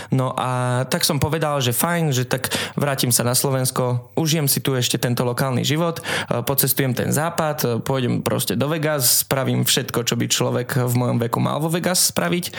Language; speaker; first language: Slovak; native; Slovak